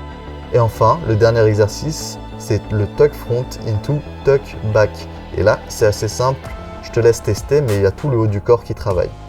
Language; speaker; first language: French; native; French